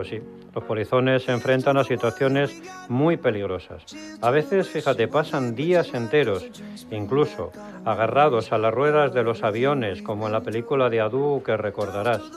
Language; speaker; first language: Spanish; native; Spanish